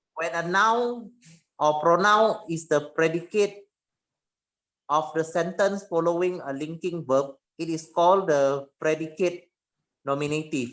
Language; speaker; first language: English; non-native, learner; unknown